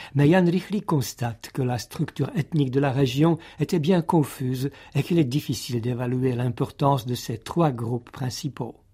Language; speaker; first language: French; non-native, fluent; Czech